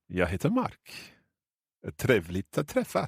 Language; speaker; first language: Swedish; non-native, learner; English